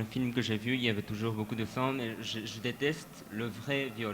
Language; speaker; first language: French; non-native, fluent; Japanese